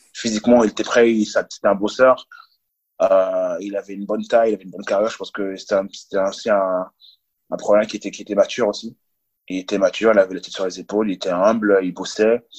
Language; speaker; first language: French; early bilingual, other home language; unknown